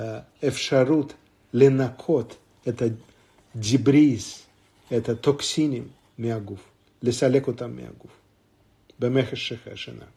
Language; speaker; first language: Hebrew; non-native, fluent; Russian